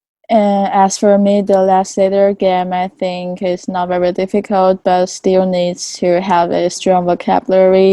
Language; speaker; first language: English; non-native, fluent; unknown